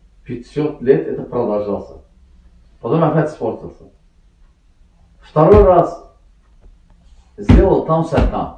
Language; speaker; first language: Russian; non-native, learner; Azerbaijani